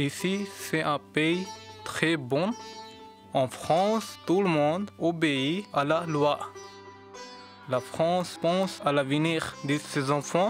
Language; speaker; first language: French; non-native, learner; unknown